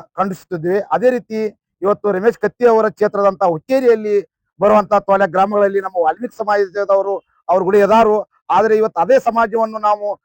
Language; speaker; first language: Kannada; native; Kannada